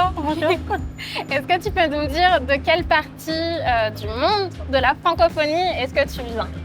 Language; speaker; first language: French; native; French